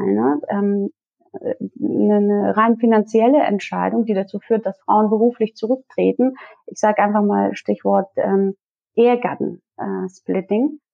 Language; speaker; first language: German; early bilingual, other home language; Russian